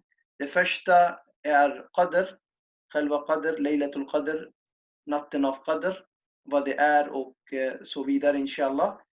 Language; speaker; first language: Swedish; non-native, fluent; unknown